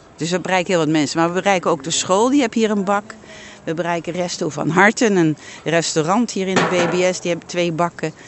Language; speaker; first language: Dutch; native; Dutch